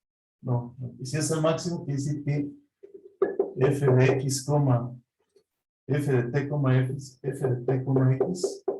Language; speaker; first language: Spanish; native; Spanish